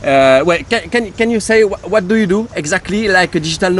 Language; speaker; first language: English; non-native, learner; French